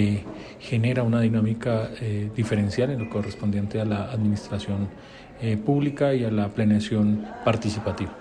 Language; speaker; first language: Spanish; native; Spanish